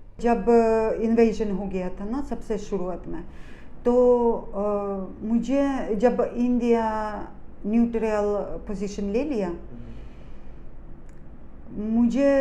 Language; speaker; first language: Hindi; non-native, fluent; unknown